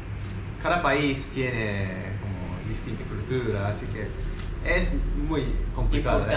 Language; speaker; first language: Spanish; non-native, learner; Japanese